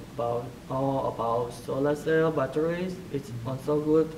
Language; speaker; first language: English; non-native, fluent; Vietnamese